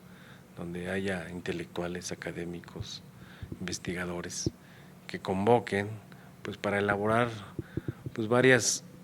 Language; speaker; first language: Spanish; native; Spanish